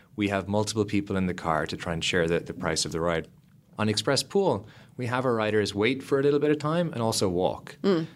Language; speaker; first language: English; native; English